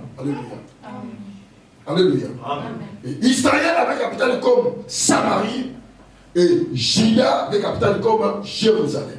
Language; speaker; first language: French; non-native, local second language; Lingala